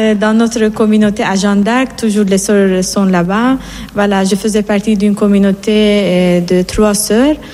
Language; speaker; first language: French; non-native, fluent; Persian